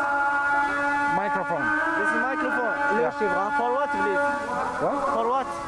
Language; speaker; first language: English; non-native, learner; Arabic